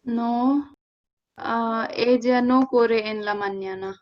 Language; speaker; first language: Spanish; non-native, learner; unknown